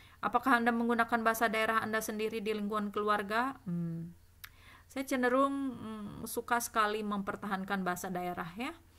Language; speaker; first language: Indonesian; native; Indonesian